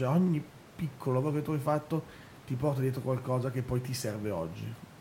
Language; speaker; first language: Italian; native; Italian